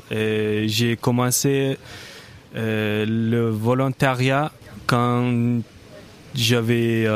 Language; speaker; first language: French; non-native, fluent; Turkish